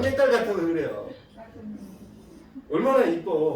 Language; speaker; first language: Korean; native; Korean